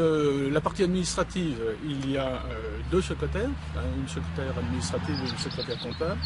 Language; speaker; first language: French; native; French